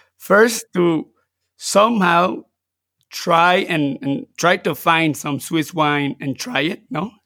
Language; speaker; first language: English; non-native, fluent; Spanish